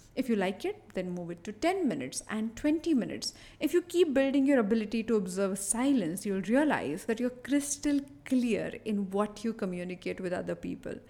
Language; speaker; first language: English; non-native, local second language; Hindi